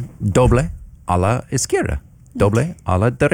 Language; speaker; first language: Spanish; non-native, learner; English